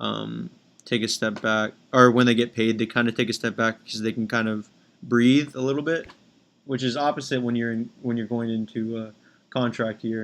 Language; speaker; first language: English; native; English